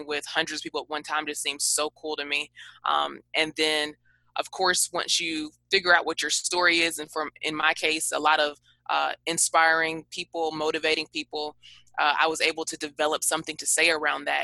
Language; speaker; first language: English; native; English